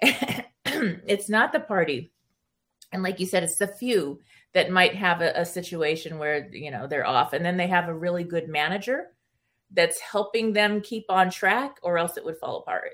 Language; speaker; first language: English; early bilingual, other home language; Spanish